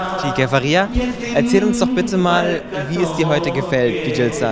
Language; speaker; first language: German; native; German